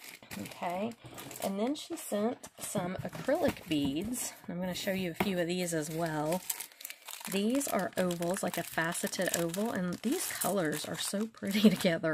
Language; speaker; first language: English; native; English